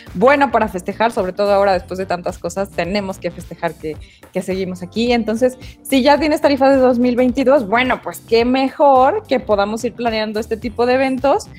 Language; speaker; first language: Spanish; native; Spanish